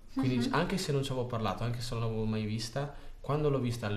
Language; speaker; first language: Italian; early bilingual, other home language; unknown